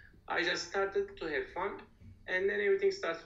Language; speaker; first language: English; non-native, fluent; Turkish